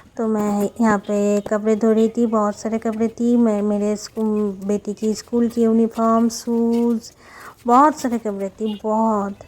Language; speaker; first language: Hindi; non-native, local second language; Bangla